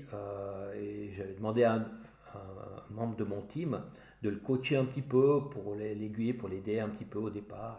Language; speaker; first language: French; native; French